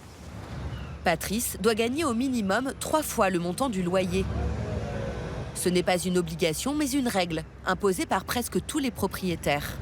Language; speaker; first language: French; native; French